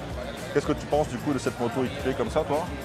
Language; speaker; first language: French; native; French